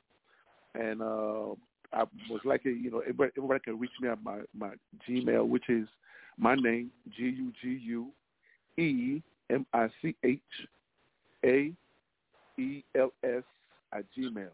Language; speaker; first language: English; non-native, local second language; Igbo